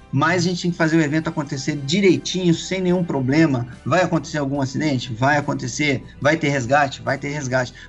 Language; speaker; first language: Portuguese; native; Portuguese